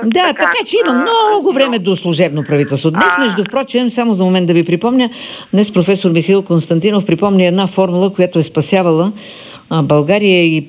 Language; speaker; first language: Bulgarian; native; Bulgarian